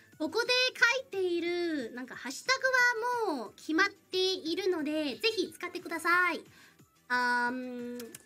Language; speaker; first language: Japanese; non-native, learner; English